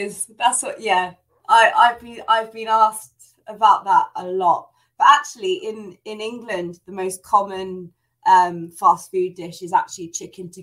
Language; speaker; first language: English; native; English